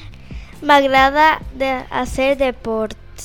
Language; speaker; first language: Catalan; non-native, learner; Spanish